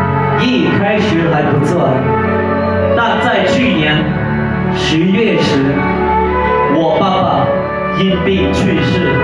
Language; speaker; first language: Chinese; non-native, learner; Lao